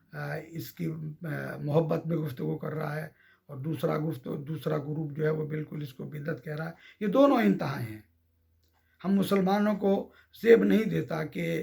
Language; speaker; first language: Urdu; native; Urdu